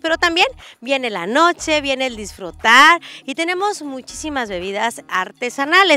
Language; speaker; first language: Spanish; native; Spanish